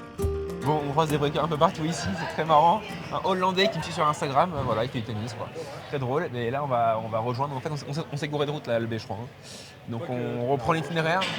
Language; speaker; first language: French; native; French